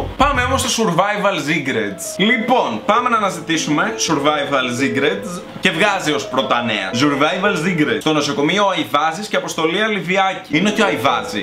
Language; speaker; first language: Greek; native; Greek